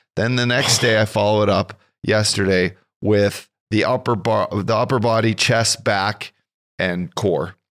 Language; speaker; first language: English; native; English